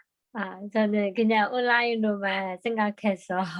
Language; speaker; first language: Korean; non-native, learner; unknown